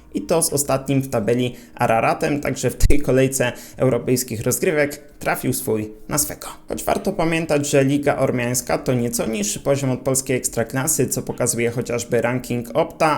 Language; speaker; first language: Polish; native; Polish